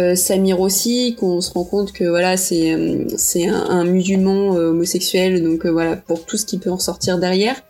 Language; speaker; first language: French; early bilingual, heritage; Portuguese